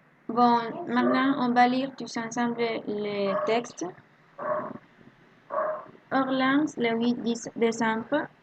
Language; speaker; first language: French; non-native, learner; Spanish